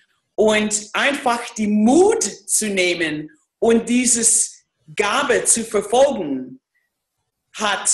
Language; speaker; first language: German; non-native, fluent; English